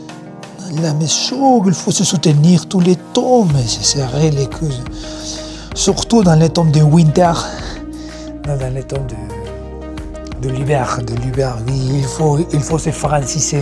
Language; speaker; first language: French; non-native, learner; Spanish